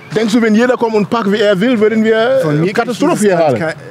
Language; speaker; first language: German; non-native, learner; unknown